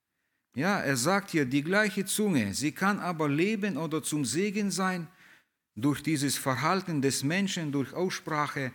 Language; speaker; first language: German; early bilingual, heritage; German